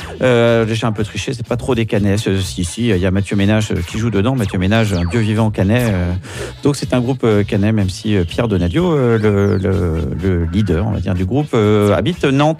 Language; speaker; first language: French; native; French